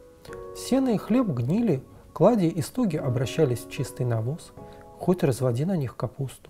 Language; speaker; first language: Russian; native; Russian